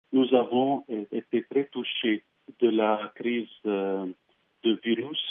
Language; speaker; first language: French; non-native, fluent; Arabic